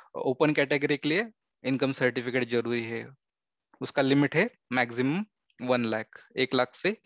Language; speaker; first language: Hindi; non-native, local second language; Marathi